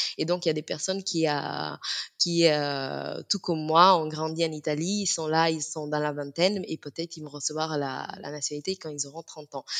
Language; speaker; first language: French; non-native, fluent; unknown